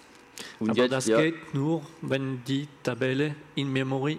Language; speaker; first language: German; non-native, learner; French